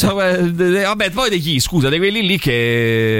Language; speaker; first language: Italian; native; Italian